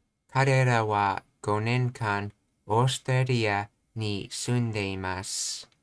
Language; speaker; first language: Japanese; non-native, learner; English